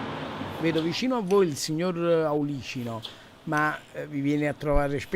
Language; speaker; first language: Italian; native; Italian